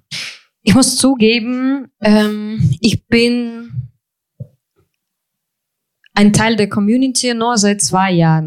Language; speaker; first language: German; non-native, fluent; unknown